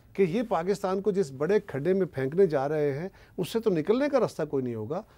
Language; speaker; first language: Urdu; non-native, local second language; Punjabi